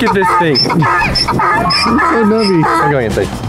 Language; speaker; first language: English; native; English